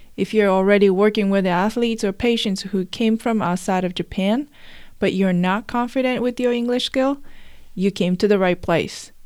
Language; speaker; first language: English; non-native, fluent; Japanese